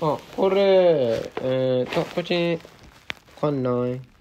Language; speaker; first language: Japanese; non-native, learner; English